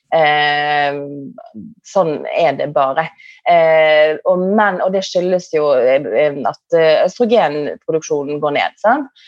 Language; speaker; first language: Norwegian; native; Norwegian